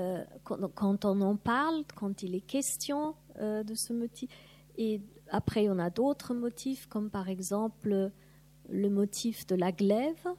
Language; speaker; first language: French; non-native, fluent; German